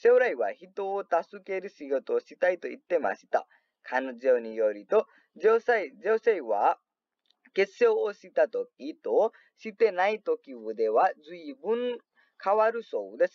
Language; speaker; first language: Japanese; non-native, fluent; Nepali